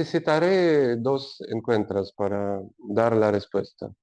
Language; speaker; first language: Spanish; non-native, learner; Russian